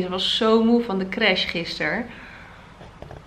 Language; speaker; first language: Dutch; native; Dutch